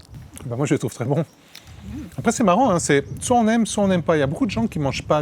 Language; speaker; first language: French; native; French